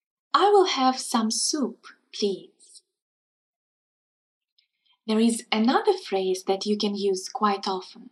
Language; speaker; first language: English; non-native, fluent; Russian